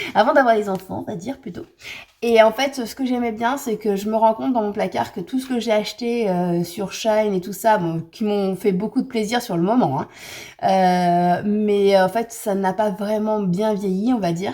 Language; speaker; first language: French; native; French